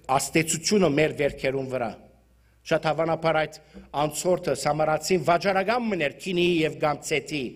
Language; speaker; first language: Armenian; early bilingual, heritage; Armenian